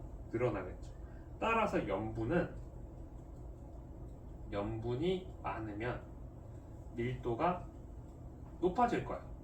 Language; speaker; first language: Korean; native; Korean